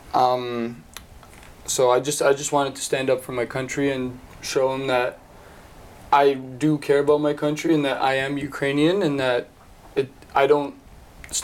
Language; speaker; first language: English; native; English